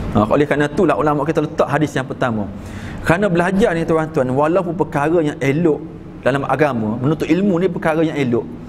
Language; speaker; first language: Malay; native; Malay